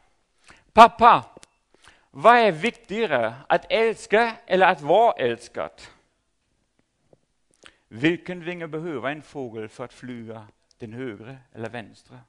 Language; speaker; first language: Swedish; non-native, fluent; German